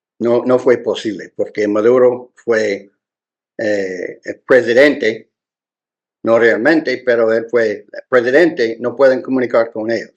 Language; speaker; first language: Spanish; non-native, learner; English